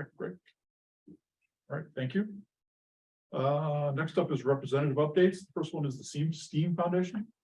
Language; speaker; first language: English; native; English